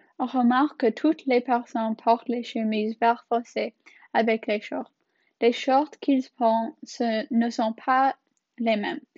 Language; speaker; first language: French; non-native, learner; English